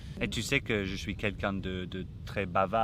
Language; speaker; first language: French; non-native, fluent; English